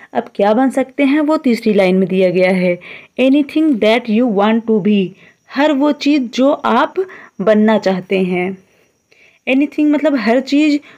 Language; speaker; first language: Hindi; native; Hindi